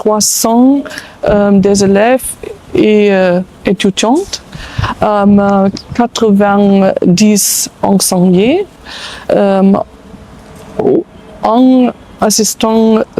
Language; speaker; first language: French; non-native, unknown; German